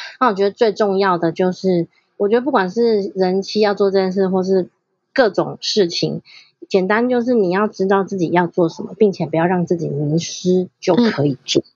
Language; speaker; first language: Chinese; native; Chinese